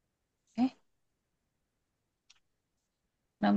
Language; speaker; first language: Arabic; non-native, learner; Indonesian